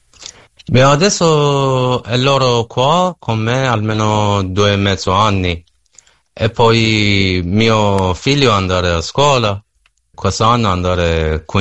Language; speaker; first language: Italian; non-native, learner; Persian